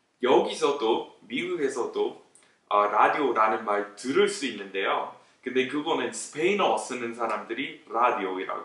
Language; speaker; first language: Korean; non-native, fluent; English